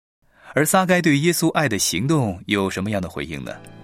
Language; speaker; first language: Chinese; native; Chinese